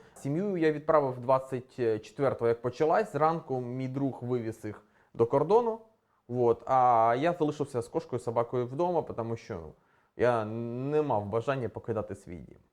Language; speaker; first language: Ukrainian; non-native, local second language; Russian